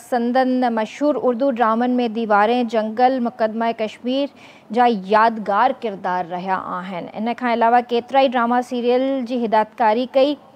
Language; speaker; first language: Sindhi; native; Sindhi